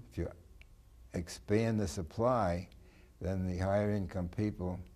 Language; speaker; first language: English; native; English